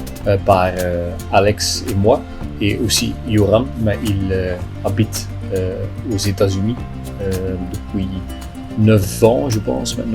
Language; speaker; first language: French; non-native, local second language; Dutch